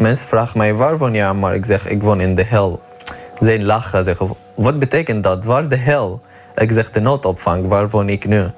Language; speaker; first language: Dutch; non-native, learner; Arabic